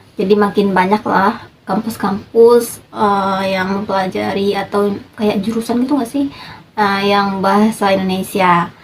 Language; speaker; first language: Indonesian; native; Indonesian